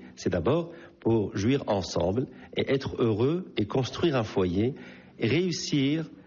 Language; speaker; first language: French; non-native, local second language; Arabic